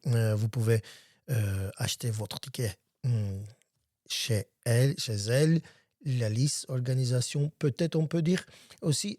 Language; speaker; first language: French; non-native, learner; Armenian